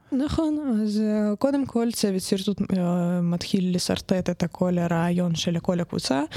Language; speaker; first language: Hebrew; non-native, fluent; Russian